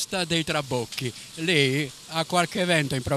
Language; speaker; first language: Italian; native; Italian